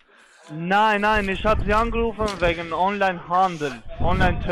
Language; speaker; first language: German; non-native, fluent; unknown